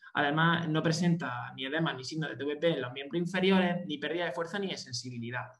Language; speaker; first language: Spanish; native; Spanish